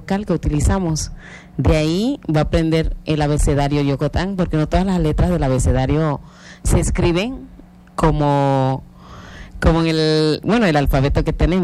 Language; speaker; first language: Spanish; non-native, local second language; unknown